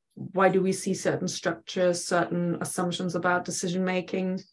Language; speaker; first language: English; non-native, fluent; German